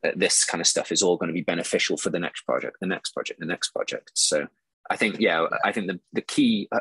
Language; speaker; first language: English; native; English